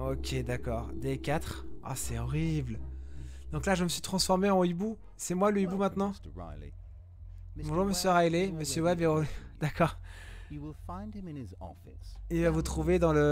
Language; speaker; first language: French; native; French